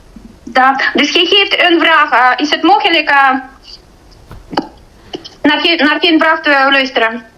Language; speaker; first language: Dutch; non-native, fluent; Russian